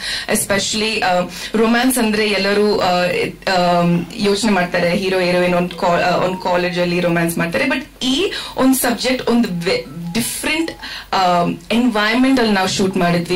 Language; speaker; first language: Kannada; non-native, fluent; Malayalam